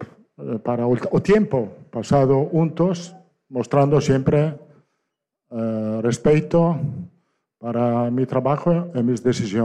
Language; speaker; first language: Portuguese; non-native, fluent; Italian